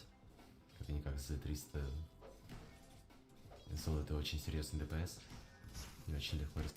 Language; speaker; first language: Russian; native; Russian